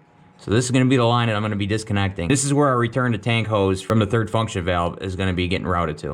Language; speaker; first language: English; native; English